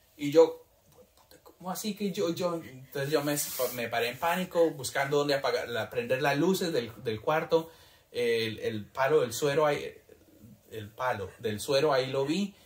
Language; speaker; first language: Spanish; early bilingual, heritage; Spanish